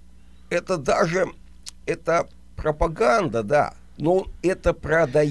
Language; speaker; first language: Russian; native; Russian